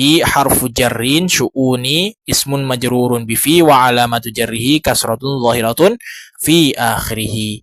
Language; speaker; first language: Arabic; non-native, learner; Indonesian